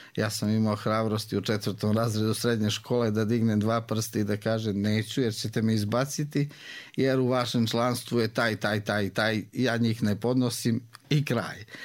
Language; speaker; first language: Serbian; native; Serbian